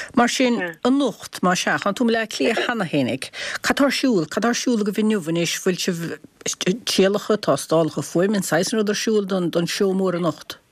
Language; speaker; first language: Irish; native; Irish